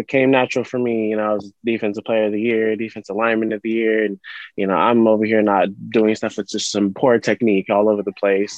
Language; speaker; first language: English; native; English